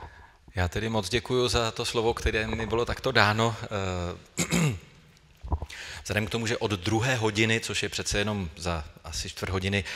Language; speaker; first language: Czech; native; Czech